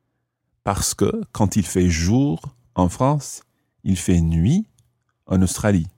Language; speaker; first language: French; non-native, fluent; English